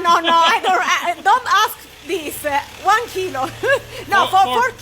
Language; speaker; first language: English; non-native, learner; Italian